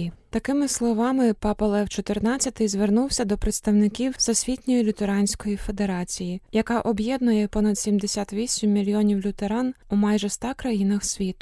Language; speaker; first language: Ukrainian; native; Ukrainian